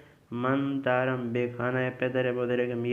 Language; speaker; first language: Persian; non-native, fluent; Urdu